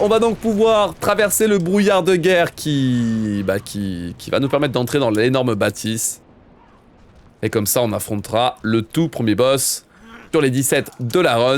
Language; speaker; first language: French; native; French